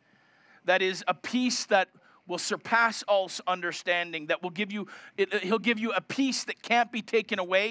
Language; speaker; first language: English; native; English